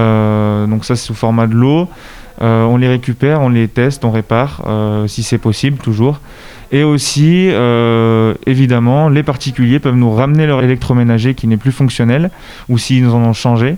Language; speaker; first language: French; native; French